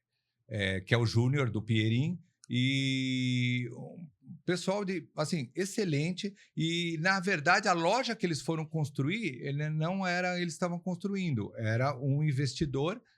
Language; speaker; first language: Portuguese; native; Portuguese